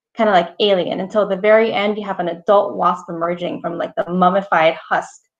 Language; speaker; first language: English; native; English